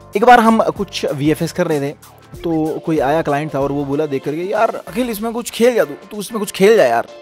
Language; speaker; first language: Hindi; native; Hindi